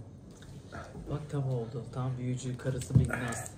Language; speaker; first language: Turkish; native; Turkish